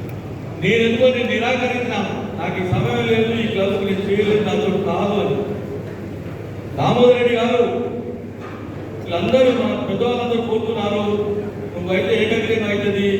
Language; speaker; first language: Telugu; native; Telugu